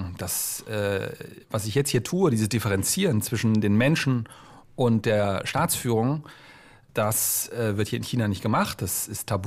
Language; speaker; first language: German; native; German